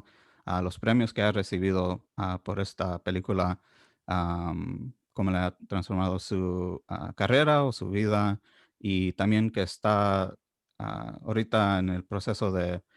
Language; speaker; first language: Spanish; non-native, fluent; English